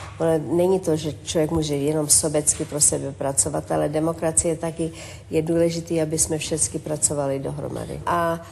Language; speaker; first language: Czech; early bilingual, heritage; Czech